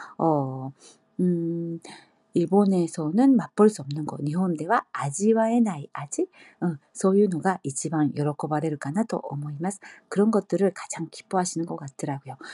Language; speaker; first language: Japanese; native; Japanese